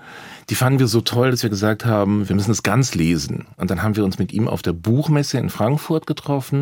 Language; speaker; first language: German; native; German